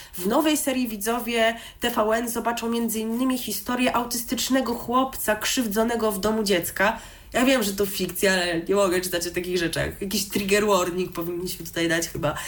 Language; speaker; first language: Polish; native; Polish